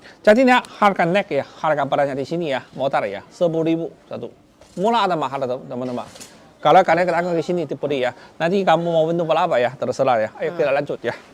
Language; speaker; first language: Indonesian; non-native, learner; Chinese